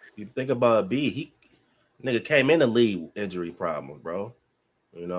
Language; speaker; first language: English; native; English